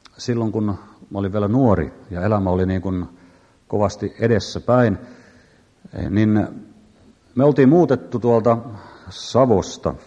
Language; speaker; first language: Finnish; native; Finnish